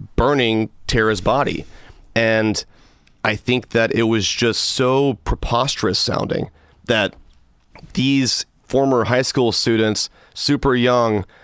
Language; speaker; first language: English; native; English